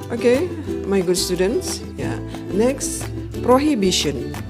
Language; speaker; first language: English; non-native, fluent; Indonesian